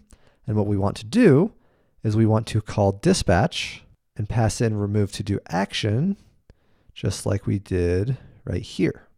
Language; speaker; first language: English; native; English